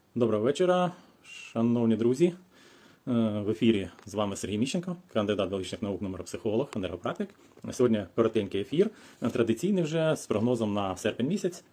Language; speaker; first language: Ukrainian; non-native, local second language; Russian